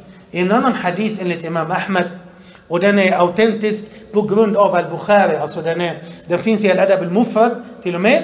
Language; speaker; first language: Swedish; early bilingual, other home language; Arabic